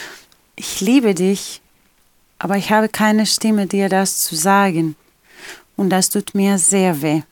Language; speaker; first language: German; non-native, fluent; Greek